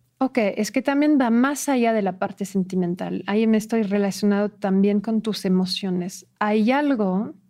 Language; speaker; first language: Spanish; non-native, fluent; French